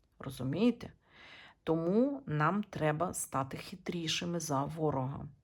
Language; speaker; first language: Ukrainian; native; Ukrainian